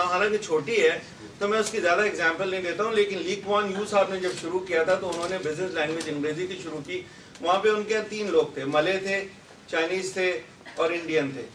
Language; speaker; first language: Urdu; native; Urdu